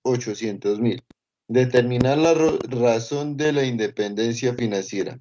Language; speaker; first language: Spanish; native; Spanish